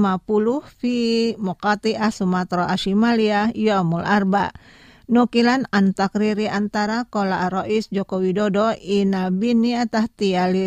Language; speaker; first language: Arabic; non-native, fluent; Indonesian